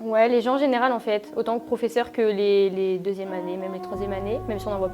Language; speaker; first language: French; native; French